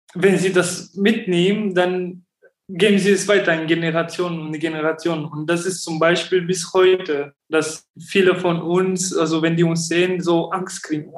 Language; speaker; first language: German; early bilingual, other home language; Romanian